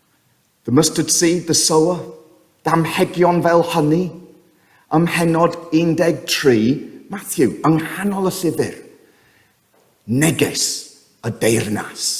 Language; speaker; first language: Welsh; non-native, fluent; English